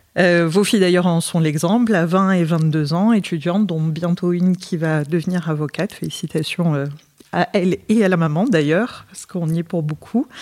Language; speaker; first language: French; native; French